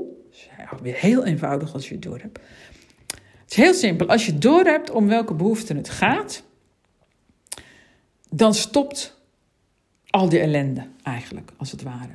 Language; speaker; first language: Dutch; native; Dutch